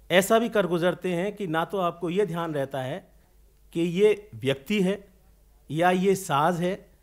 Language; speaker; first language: Hindi; native; Hindi